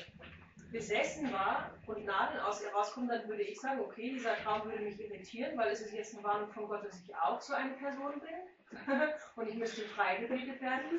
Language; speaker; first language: German; native; German